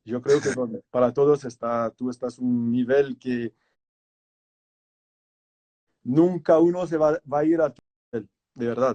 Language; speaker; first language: Spanish; non-native, learner; French